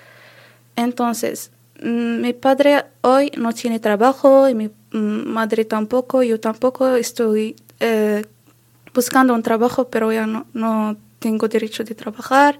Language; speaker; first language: Spanish; non-native, learner; Arabic